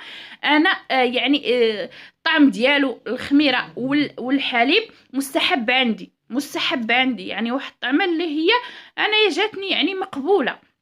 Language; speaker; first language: Arabic; native; Arabic